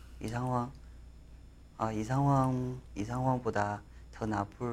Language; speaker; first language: Korean; non-native, fluent; Chinese